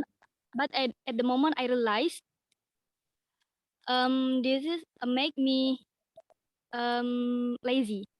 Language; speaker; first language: English; non-native, learner; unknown